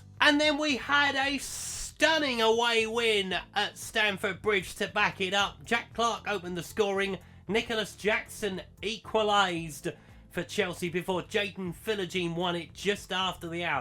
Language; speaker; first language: English; native; English